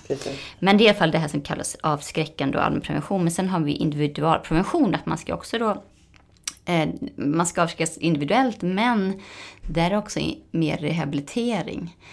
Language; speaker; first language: Swedish; native; Swedish